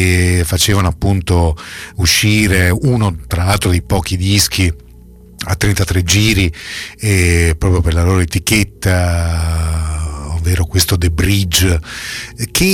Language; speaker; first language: Italian; native; Italian